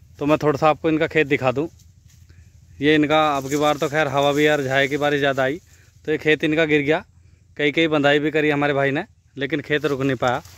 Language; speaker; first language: Hindi; native; Hindi